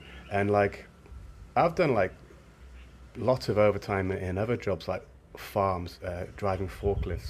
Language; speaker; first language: English; native; English